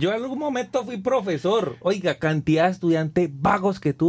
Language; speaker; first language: Spanish; native; Spanish